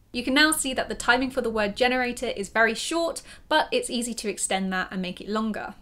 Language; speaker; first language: English; native; English